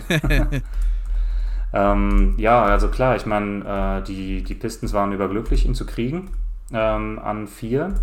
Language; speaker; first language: German; native; German